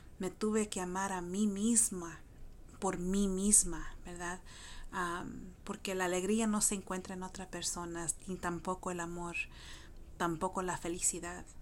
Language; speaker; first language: Spanish; early bilingual, heritage; Spanish